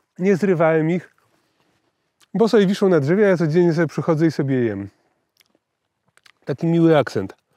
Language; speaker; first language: Polish; native; Polish